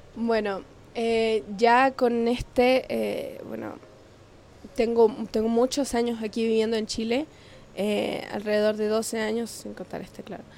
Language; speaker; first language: Spanish; native; Spanish